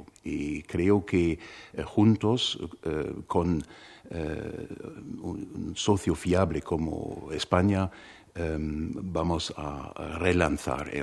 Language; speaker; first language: Spanish; non-native, fluent; German